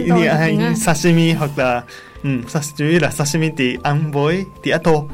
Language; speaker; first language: Vietnamese; non-native, learner; Japanese